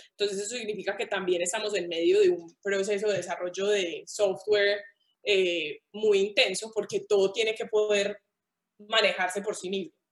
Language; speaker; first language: Spanish; native; Spanish